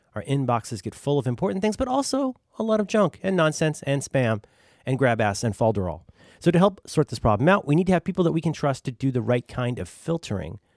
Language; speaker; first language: English; native; English